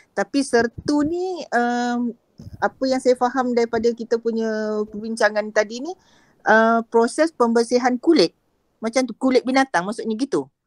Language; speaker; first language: Malay; native; Malay